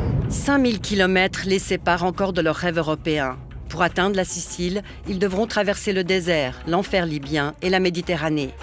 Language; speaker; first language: French; native; French